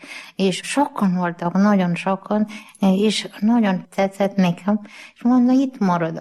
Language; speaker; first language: Hungarian; non-native, learner; Malayalam